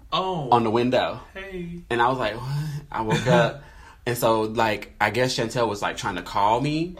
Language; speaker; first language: English; native; English